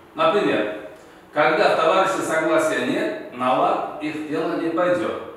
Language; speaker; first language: Russian; non-native, local second language; Uzbek